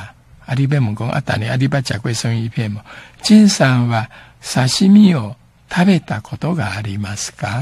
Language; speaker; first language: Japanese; non-native, fluent; Chinese